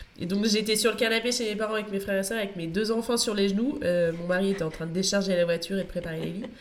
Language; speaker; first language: French; native; French